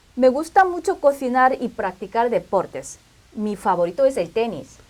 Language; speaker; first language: Spanish; non-native, fluent; Korean